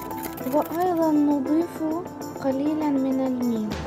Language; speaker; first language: Arabic; non-native, fluent; Ukrainian